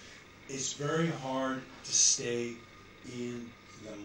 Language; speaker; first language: English; native; English